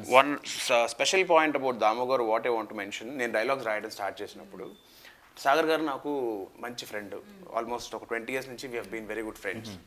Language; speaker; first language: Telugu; native; Telugu